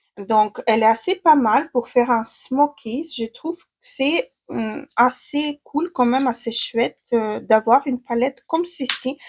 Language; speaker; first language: French; non-native, fluent; Ukrainian